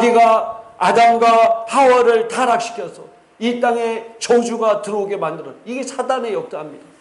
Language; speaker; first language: Korean; native; Korean